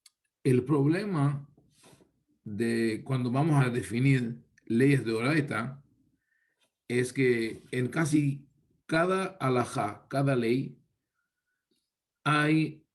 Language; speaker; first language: Spanish; non-native, fluent; Hebrew